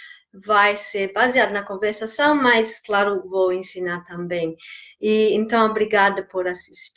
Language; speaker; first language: Portuguese; non-native, fluent; English